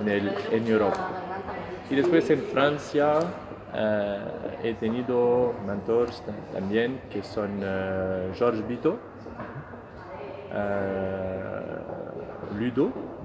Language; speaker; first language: Spanish; non-native, fluent; French